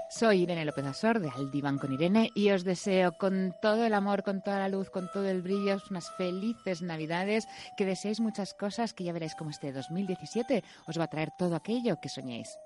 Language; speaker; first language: Spanish; native; Spanish